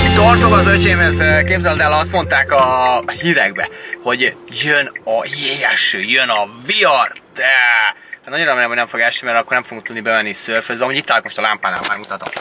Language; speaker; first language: Hungarian; native; Hungarian